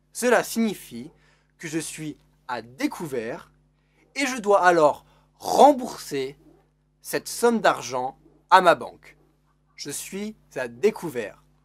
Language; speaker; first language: French; native; French